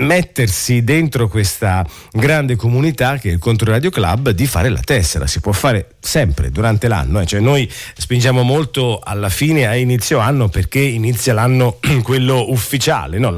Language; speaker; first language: Italian; native; Italian